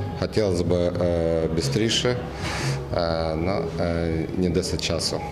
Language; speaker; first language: Ukrainian; non-native, learner; Russian